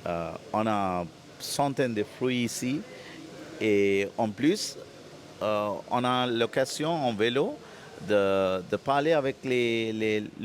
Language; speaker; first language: French; non-native, fluent; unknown